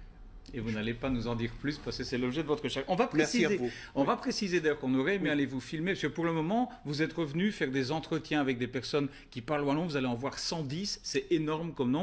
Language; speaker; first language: French; native; French